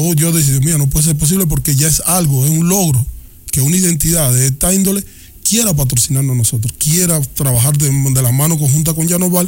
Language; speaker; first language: Spanish; native; Spanish